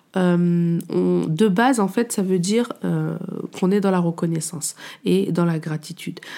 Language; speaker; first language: French; native; French